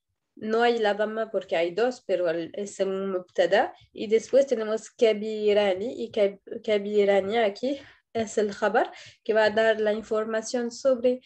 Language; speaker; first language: Spanish; non-native, fluent; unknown